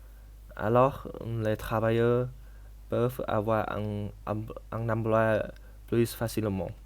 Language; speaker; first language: French; non-native, learner; Vietnamese